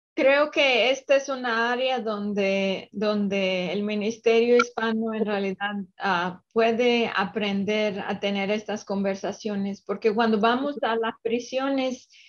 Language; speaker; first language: Spanish; early bilingual, other home language; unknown